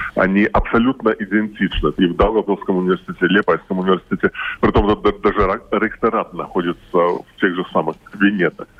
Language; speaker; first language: Russian; non-native, local second language; Latvian